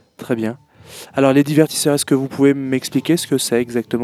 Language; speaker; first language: French; native; French